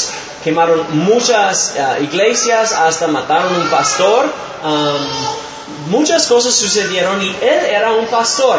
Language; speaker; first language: Spanish; non-native, fluent; English